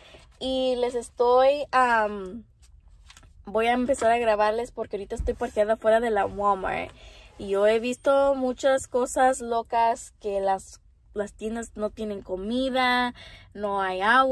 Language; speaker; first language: Spanish; early bilingual, heritage; Spanish